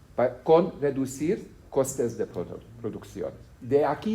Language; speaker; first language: Spanish; non-native, fluent; Hungarian